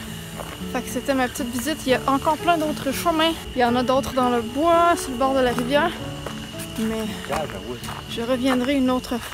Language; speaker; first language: French; native; French